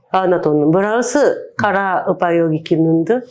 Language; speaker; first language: Malayalam; non-native, learner; Japanese